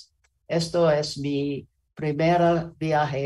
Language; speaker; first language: Spanish; non-native, learner; English